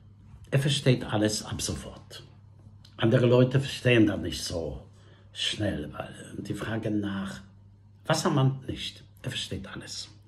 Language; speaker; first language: German; non-native, fluent; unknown